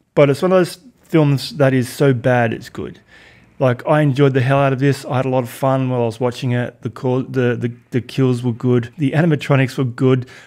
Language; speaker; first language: English; native; English